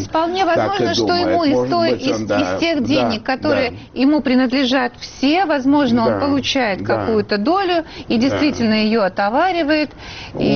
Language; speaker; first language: Russian; native; Russian